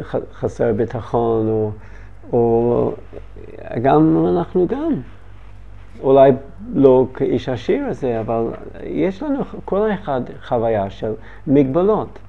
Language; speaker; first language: Hebrew; non-native, learner; English